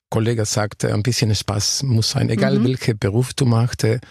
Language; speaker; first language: German; non-native, learner; Spanish